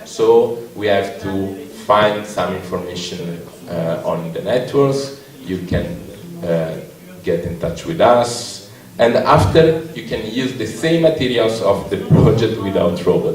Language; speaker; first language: English; non-native, learner; Italian